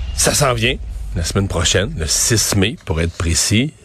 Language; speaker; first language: French; native; French